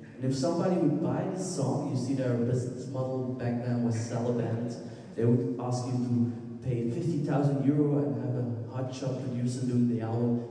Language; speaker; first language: English; non-native, fluent; Dutch